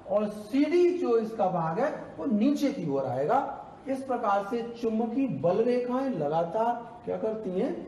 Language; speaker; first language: Hindi; native; Hindi